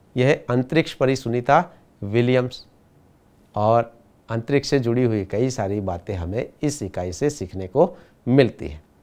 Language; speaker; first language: Hindi; non-native, local second language; Gujarati